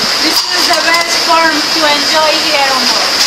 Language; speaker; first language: English; non-native, learner; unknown